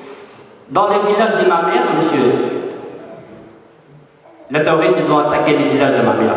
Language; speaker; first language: French; non-native, fluent; Arabic